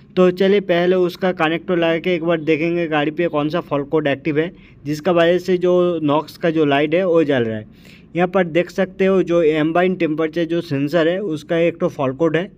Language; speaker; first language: Hindi; native; Hindi